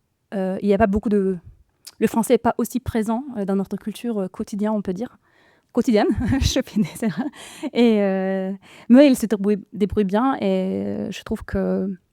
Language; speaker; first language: French; non-native, fluent; Norwegian